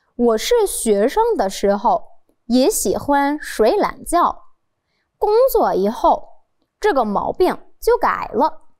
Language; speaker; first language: Chinese; non-native, fluent; Arabic